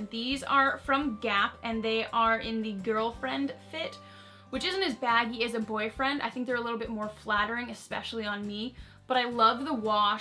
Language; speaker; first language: English; native; English